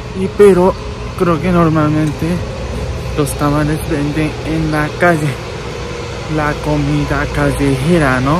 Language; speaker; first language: Spanish; non-native, learner; Japanese